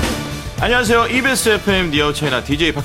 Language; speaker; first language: Korean; native; Korean